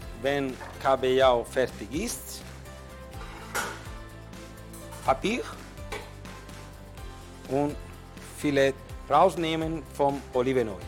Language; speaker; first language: German; non-native, learner; Italian